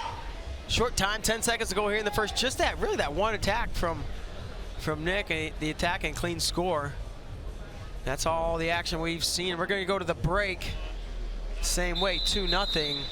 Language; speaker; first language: English; native; English